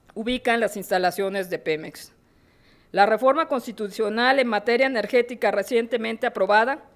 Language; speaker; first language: Spanish; native; Spanish